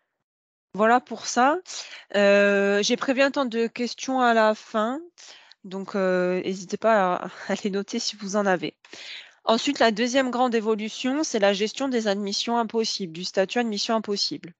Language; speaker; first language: French; native; French